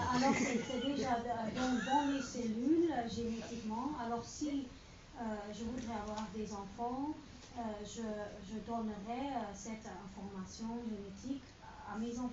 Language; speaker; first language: French; non-native, learner; Dutch